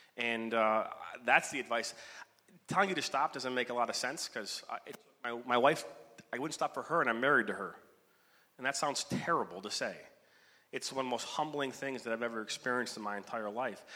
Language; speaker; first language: English; native; English